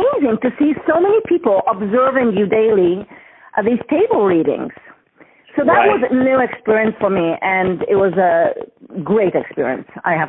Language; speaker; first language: English; non-native, fluent; Polish